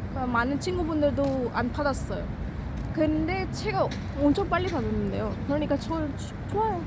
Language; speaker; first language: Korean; non-native, learner; Hindi